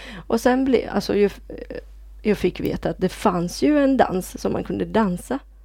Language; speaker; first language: Swedish; non-native, fluent; Italian